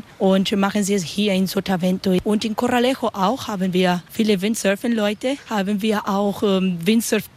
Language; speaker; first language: German; non-native, learner; Spanish